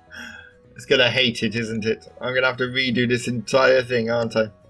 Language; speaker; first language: English; native; English